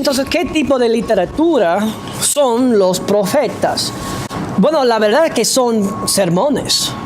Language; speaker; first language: Spanish; non-native, fluent; English